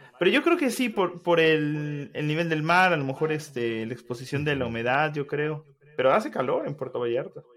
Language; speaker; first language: Spanish; native; Spanish